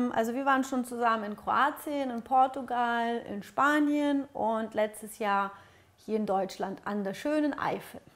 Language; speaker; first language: German; early bilingual, other home language; Russian